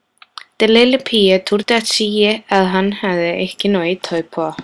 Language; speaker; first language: Danish; non-native, learner; Icelandic